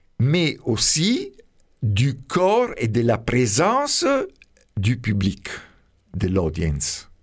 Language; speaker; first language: French; non-native, fluent; Italian